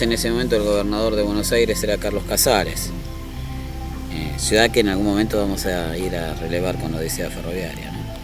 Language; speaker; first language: Spanish; native; Spanish